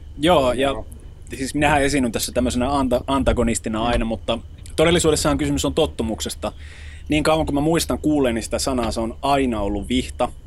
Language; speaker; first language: Finnish; early bilingual, other home language; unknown